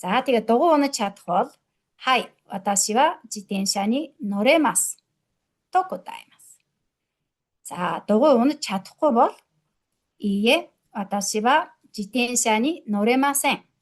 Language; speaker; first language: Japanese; non-native, fluent; Mongolian